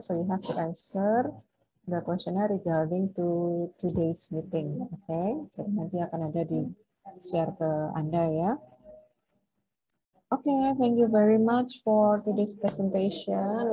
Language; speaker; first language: English; non-native, fluent; Indonesian